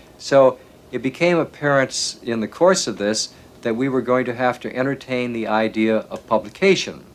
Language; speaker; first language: English; native; English